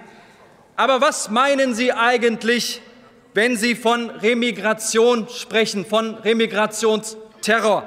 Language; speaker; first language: German; early bilingual, other home language; Turkish